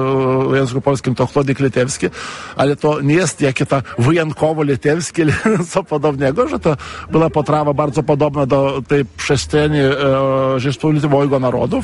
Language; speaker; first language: Polish; non-native, fluent; Lithuanian